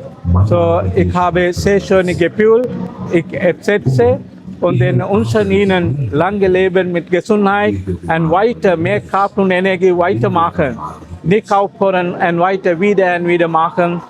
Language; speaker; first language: German; non-native, learner; Sinhala